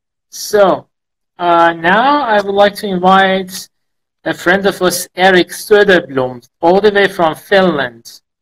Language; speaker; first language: English; non-native, fluent; Azerbaijani